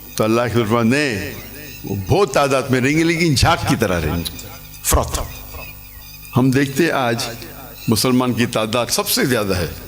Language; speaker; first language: Urdu; non-native, local second language; English